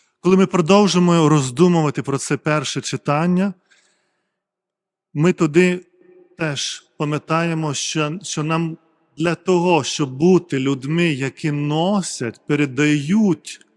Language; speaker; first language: Ukrainian; non-native, fluent; Lithuanian